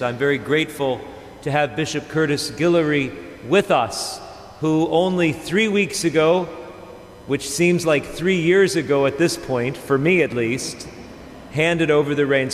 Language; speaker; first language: English; native; English